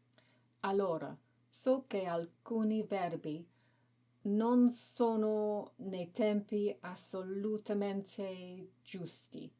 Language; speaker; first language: Italian; non-native, learner; English